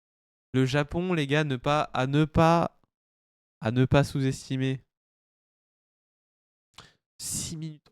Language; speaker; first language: French; native; French